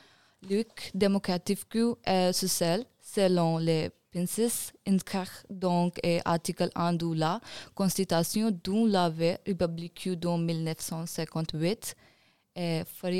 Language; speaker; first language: French; non-native, learner; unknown